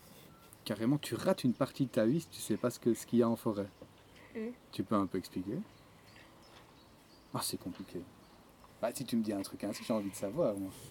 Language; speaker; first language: French; native; French